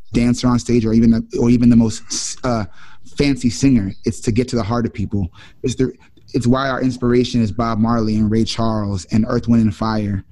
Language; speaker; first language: English; native; English